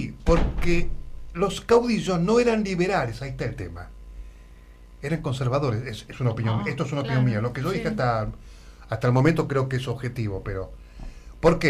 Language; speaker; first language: Spanish; native; Spanish